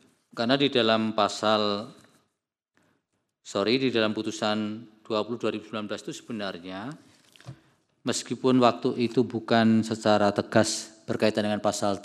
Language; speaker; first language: Indonesian; native; Indonesian